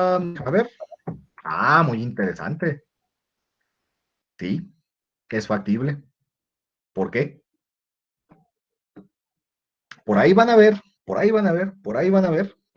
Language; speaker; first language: Spanish; native; Spanish